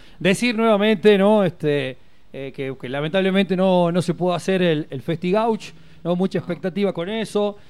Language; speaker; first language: Spanish; native; Spanish